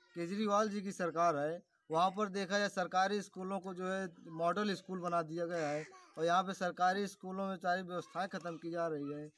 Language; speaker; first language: Hindi; native; Hindi